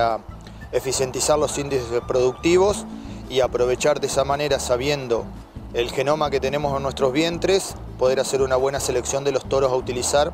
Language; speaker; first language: Spanish; native; Spanish